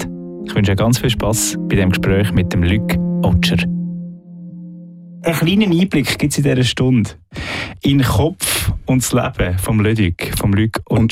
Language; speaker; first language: German; native; German